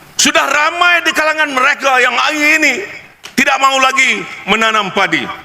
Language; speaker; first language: Malay; native; Malay